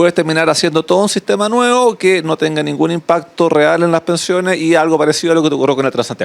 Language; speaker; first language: Spanish; native; Spanish